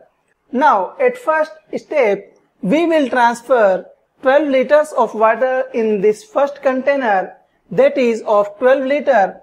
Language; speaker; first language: English; non-native, local second language; Hindi